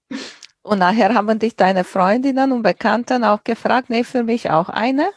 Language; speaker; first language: German; non-native, fluent; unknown